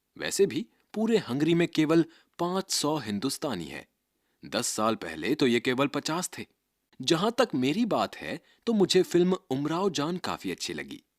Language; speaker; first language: Hindi; native; Hindi